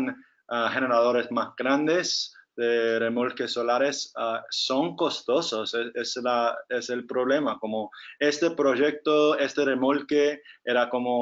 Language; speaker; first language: Spanish; non-native, fluent; English